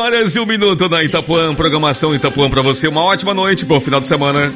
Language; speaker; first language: Portuguese; native; Portuguese